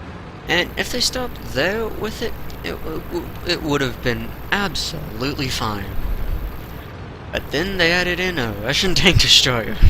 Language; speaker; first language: English; native; English